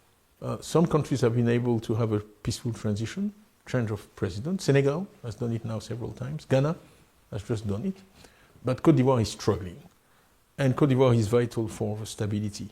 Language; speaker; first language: English; non-native, fluent; French